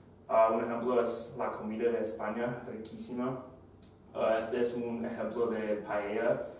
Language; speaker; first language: Spanish; non-native, fluent; English